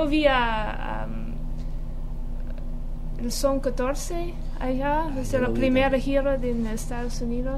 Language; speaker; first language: Spanish; non-native, learner; English